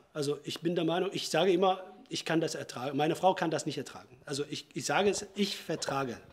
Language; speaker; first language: German; non-native, fluent; Arabic